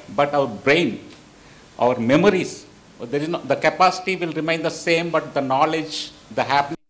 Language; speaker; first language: English; non-native, local second language; Telugu